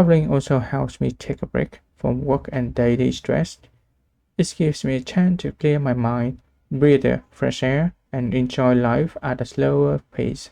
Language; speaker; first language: English; non-native, learner; Vietnamese